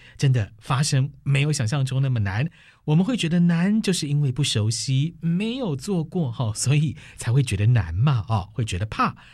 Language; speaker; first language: Chinese; native; Chinese